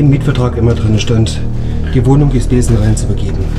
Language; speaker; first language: German; native; German